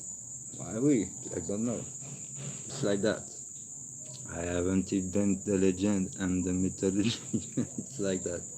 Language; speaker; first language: English; non-native, learner; French